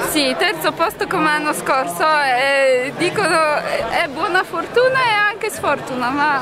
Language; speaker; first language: Italian; non-native, learner; Polish